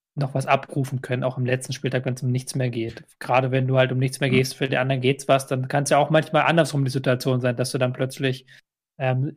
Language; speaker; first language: German; native; German